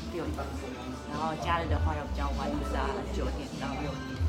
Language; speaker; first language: Chinese; native; Chinese